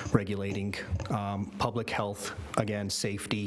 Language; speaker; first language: English; native; English